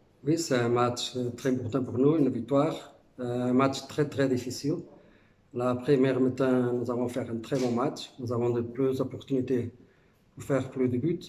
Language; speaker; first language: French; non-native, fluent; Portuguese